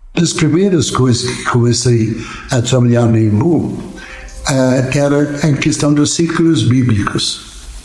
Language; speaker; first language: Portuguese; non-native, fluent; English